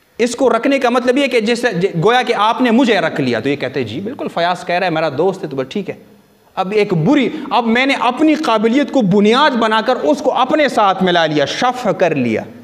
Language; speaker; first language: Urdu; non-native, local second language; Pashto